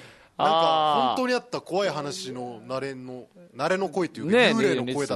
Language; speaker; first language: Japanese; native; Japanese